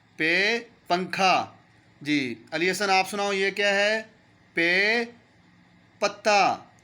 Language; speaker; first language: Urdu; non-native, local second language; Punjabi